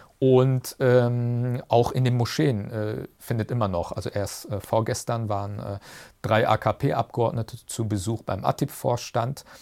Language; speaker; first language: German; early bilingual, other home language; Turkish